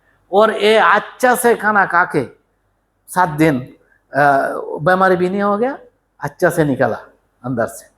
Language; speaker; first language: Hindi; non-native, learner; Bangla